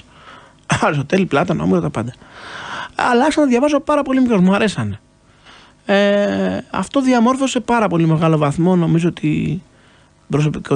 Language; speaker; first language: Greek; native; Greek